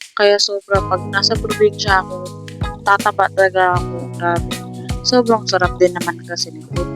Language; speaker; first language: Filipino; non-native, local second language; Cebuano